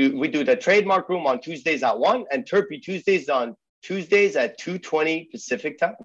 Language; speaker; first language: English; early bilingual, other home language; Persian